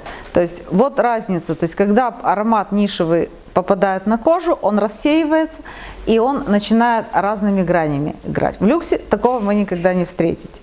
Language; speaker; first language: Russian; native; Russian